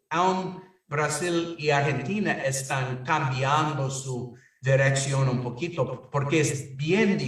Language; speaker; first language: Spanish; non-native, fluent; English